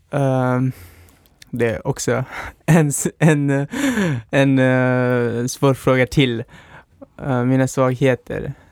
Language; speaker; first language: Swedish; non-native, fluent; Persian